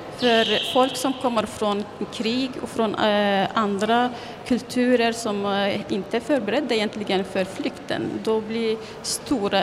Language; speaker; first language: Swedish; non-native, fluent; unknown